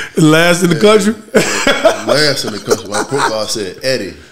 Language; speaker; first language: English; native; English